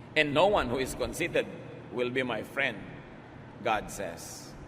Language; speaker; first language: English; non-native, local second language; Filipino